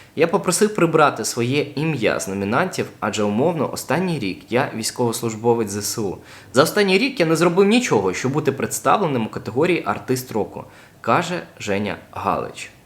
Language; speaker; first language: Ukrainian; non-native, local second language; Russian